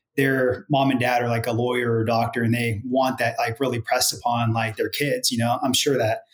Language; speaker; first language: English; native; English